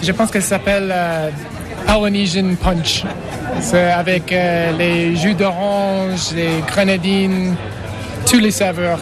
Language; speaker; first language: French; non-native, fluent; English